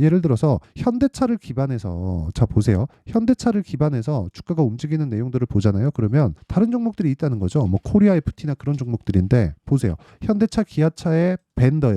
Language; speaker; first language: Korean; native; Korean